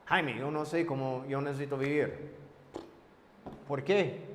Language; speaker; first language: Spanish; non-native, fluent; English